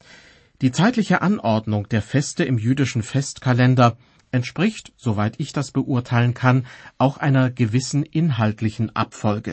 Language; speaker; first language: German; native; German